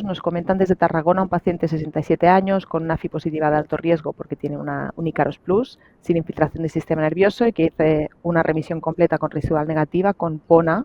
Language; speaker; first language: Spanish; native; Spanish